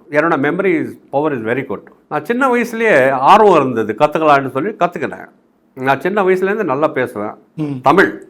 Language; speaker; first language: Tamil; non-native, local second language; Hindi